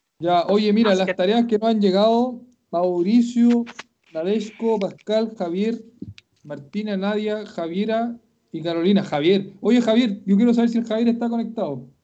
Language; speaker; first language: Spanish; native; Spanish